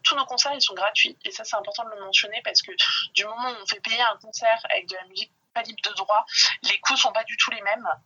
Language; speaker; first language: French; native; French